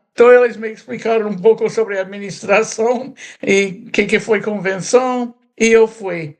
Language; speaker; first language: Portuguese; non-native, fluent; English